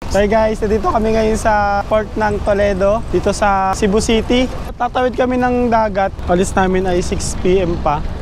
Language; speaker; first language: Filipino; native; Filipino